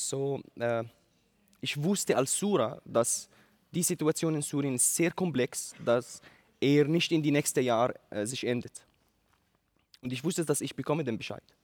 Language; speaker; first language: German; non-native, learner; Arabic